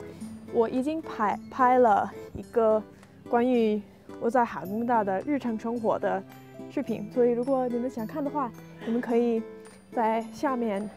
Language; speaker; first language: Chinese; non-native, fluent; English